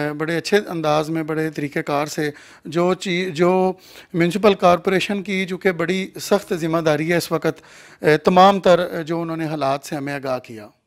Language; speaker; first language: Urdu; non-native, local second language; Punjabi